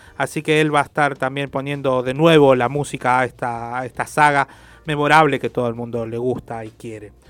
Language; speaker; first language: Spanish; native; Spanish